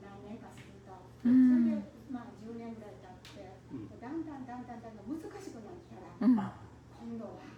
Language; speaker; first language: Japanese; native; Japanese